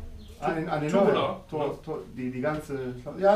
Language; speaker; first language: German; non-native, learner; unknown